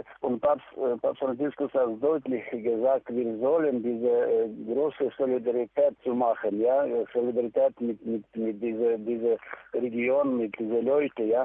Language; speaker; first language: German; non-native, learner; Ukrainian